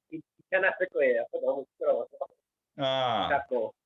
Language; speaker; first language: Korean; non-native, fluent; English